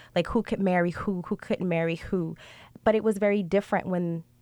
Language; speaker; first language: English; native; English